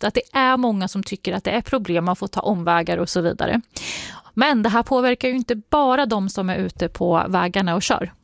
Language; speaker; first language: Swedish; native; Swedish